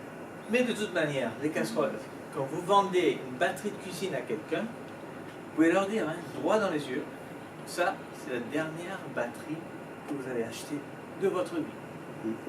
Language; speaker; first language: French; native; French